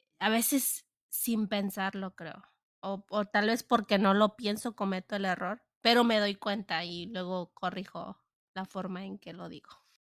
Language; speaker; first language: Spanish; native; Spanish